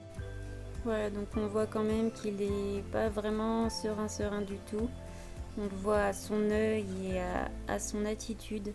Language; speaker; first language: French; native; French